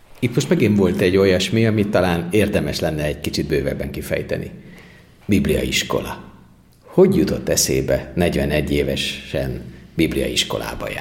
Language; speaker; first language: Hungarian; native; Hungarian